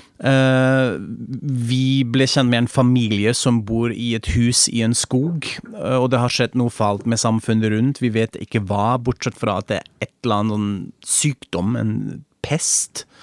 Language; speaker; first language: Norwegian; non-native, fluent; German